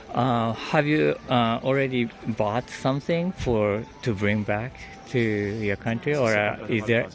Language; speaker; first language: English; non-native, fluent; Japanese